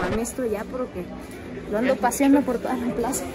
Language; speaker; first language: Spanish; native; Spanish